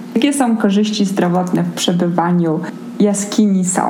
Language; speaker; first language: Polish; native; Polish